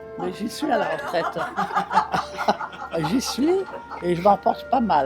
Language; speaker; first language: French; native; French